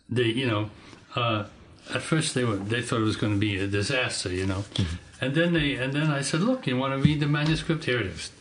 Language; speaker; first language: English; native; English